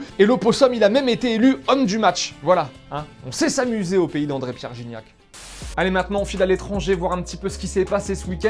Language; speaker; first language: French; native; French